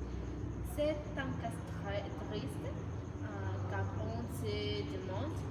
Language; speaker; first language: French; non-native, learner; Spanish